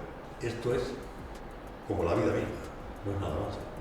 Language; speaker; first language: Spanish; native; Spanish